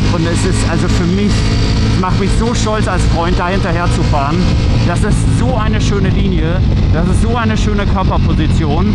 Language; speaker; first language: German; native; German